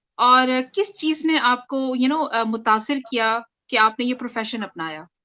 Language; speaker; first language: Urdu; native; Urdu